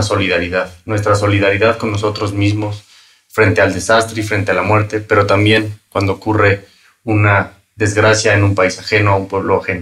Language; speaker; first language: Spanish; native; Spanish